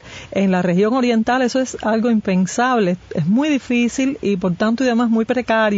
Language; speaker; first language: Spanish; native; Spanish